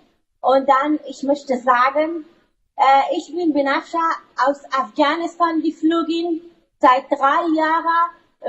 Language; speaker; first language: German; non-native, learner; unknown